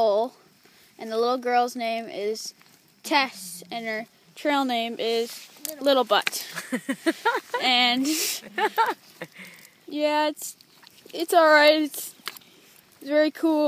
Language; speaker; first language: English; native; English